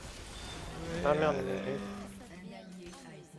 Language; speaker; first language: French; native; French